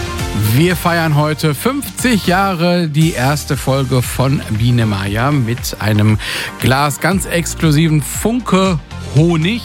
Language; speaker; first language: German; native; German